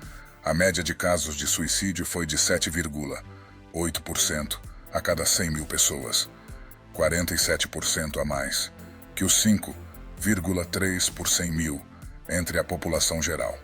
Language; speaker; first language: Portuguese; native; Portuguese